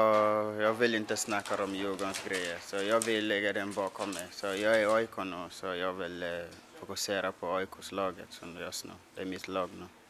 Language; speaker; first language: Swedish; non-native, learner; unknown